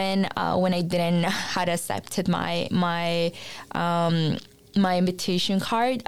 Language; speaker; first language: English; non-native, fluent; Spanish